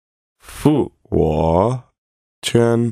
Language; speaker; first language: Chinese; non-native, learner; English